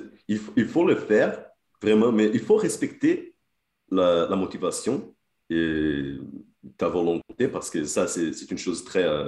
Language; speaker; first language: French; non-native, fluent; Portuguese